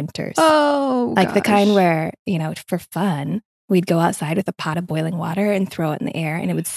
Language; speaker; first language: English; native; English